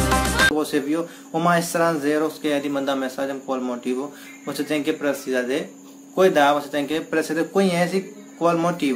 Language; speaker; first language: Portuguese; non-native, learner; Hindi